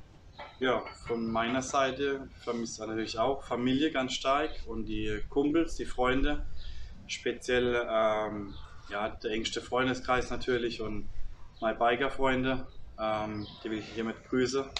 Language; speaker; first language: German; native; German